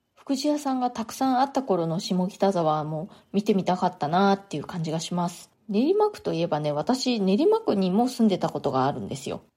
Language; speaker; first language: Japanese; native; Japanese